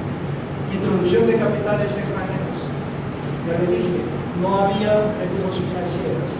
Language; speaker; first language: Spanish; non-native, learner; Korean